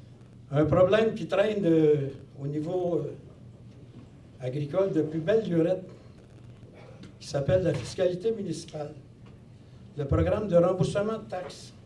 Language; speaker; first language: French; native; French